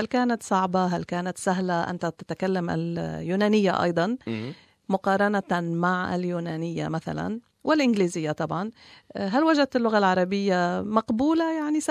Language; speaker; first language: Arabic; native; Arabic